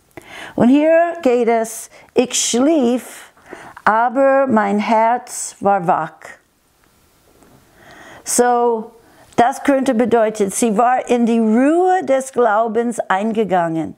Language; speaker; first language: German; non-native, fluent; English